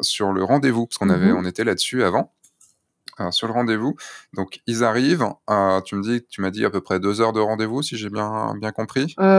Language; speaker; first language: French; native; French